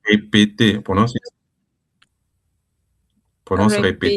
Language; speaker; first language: French; non-native, learner; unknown